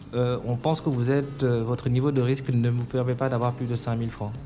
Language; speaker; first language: French; non-native, local second language; Wolof